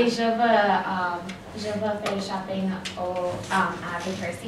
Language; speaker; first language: French; non-native, learner; English